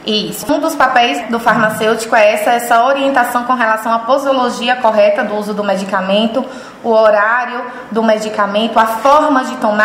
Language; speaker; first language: Portuguese; native; Portuguese